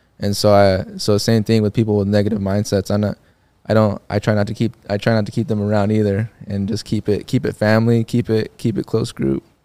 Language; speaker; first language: English; native; English